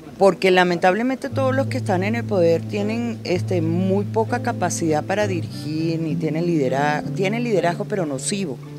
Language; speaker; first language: Spanish; native; Spanish